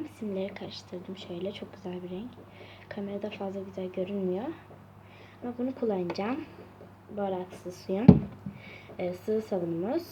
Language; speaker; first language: Turkish; native; Turkish